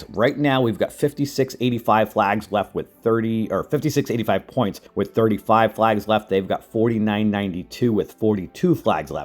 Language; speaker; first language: English; native; English